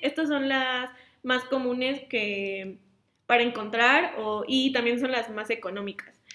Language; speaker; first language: Spanish; native; Spanish